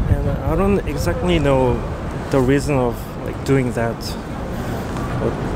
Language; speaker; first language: English; non-native, learner; Korean